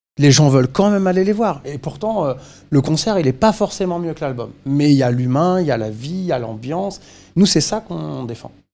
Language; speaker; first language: French; native; French